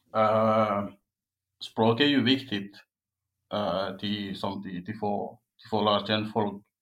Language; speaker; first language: Swedish; non-native, fluent; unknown